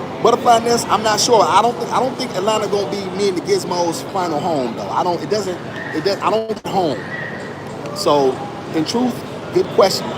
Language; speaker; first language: English; native; English